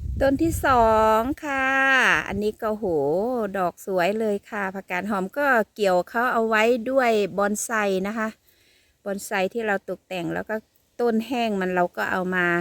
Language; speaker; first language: Thai; native; Thai